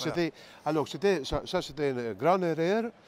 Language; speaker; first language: French; non-native, fluent; Greek